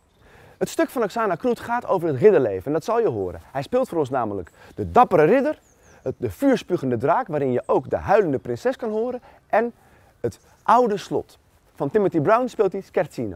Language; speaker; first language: Dutch; native; Dutch